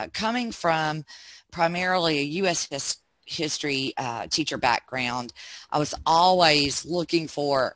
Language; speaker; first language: English; native; English